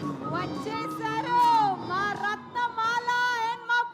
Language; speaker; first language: Telugu; native; Telugu